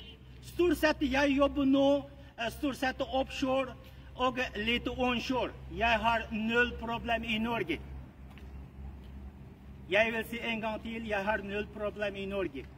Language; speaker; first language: Norwegian; non-native, learner; Uyghur